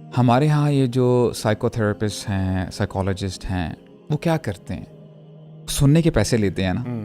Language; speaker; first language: Urdu; native; Urdu